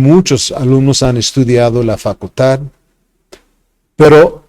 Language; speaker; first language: Spanish; non-native, fluent; English